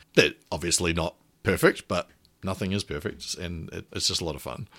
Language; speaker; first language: English; native; English